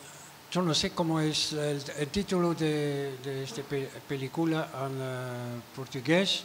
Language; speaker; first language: Spanish; non-native, learner; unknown